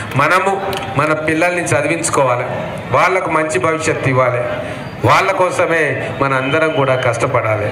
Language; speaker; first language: Telugu; non-native, local second language; Lambadi